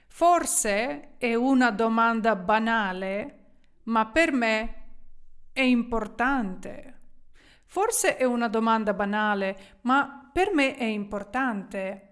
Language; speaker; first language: Italian; non-native, fluent; Ukrainian